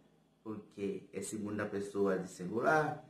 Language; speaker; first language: Portuguese; non-native, fluent; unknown